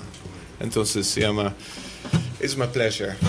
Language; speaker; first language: Spanish; non-native, learner; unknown